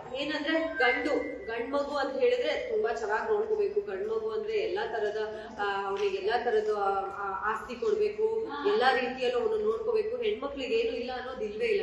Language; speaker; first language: Kannada; non-native, local second language; Kodava